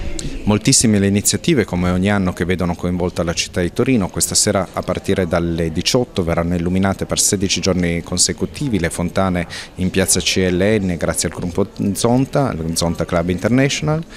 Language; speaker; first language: Italian; native; Italian